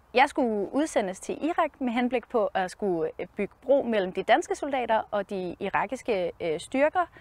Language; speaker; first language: Danish; native; Danish